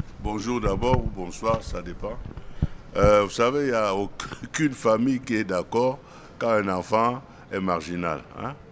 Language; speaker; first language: French; non-native, local second language; Duala